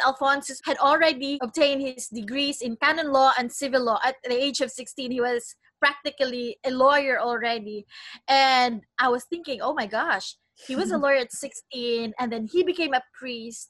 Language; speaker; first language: English; non-native, local second language; Cebuano